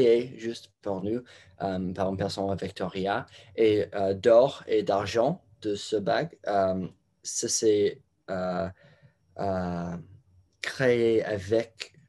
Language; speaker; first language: French; non-native, learner; English